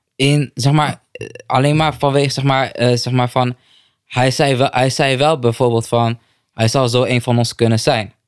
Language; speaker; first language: Dutch; native; Dutch